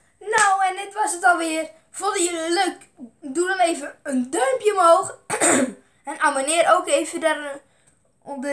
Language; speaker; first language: Dutch; native; Dutch